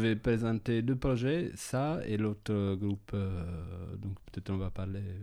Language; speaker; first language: French; non-native, fluent; Italian